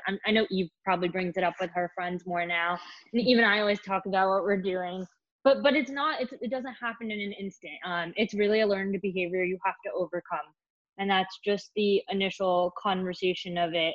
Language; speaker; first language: English; native; English